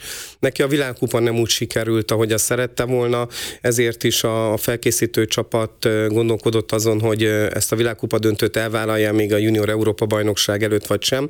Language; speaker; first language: Hungarian; native; Hungarian